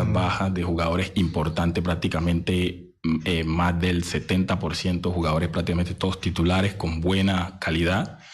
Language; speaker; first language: Spanish; native; Spanish